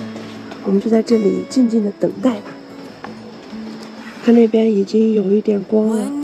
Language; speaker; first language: Chinese; native; Chinese